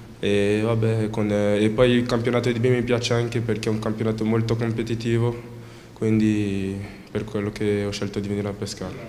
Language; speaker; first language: Italian; non-native, fluent; French